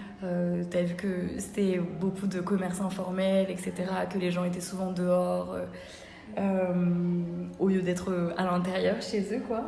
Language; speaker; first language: French; native; French